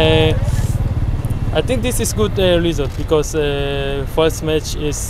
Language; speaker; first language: English; non-native, learner; Korean